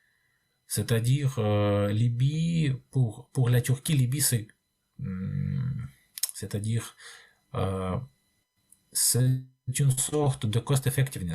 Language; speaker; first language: French; non-native, fluent; Russian